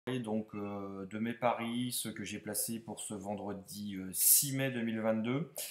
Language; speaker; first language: French; native; French